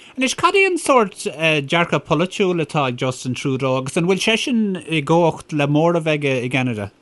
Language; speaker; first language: Irish; non-native, local second language; English